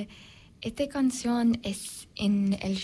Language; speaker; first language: Spanish; non-native, learner; English